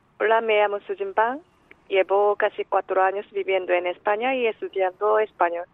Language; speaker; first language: Spanish; non-native, fluent; Korean